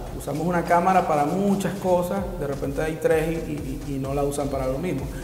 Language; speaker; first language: Spanish; native; Spanish